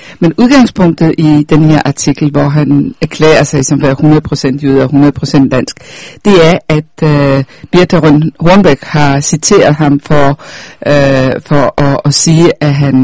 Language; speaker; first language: Danish; non-native, fluent; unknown